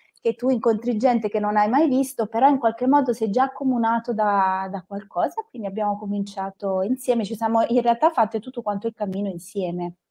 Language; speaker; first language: Italian; native; Italian